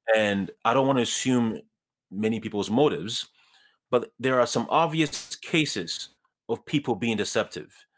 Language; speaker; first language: English; early bilingual, other home language; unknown